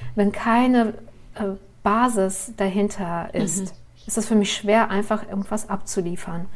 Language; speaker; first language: German; early bilingual, other home language; Russian